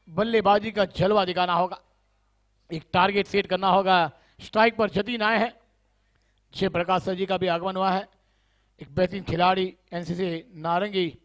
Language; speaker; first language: Hindi; non-native, local second language; Marathi